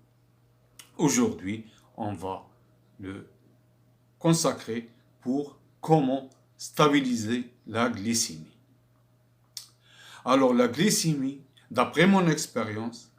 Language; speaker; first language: French; non-native, fluent; Arabic